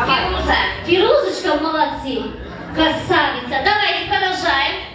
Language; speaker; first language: Russian; non-native, local second language; Uzbek